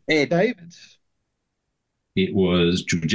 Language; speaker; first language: English; native; English